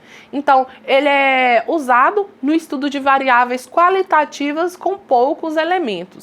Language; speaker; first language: Portuguese; native; Portuguese